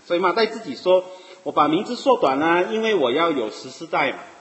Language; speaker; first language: Chinese; native; Chinese